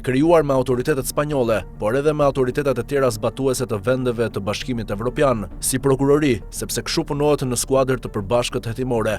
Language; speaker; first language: Albanian; native; Albanian